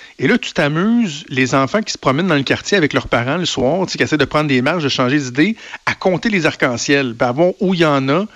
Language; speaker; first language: French; native; French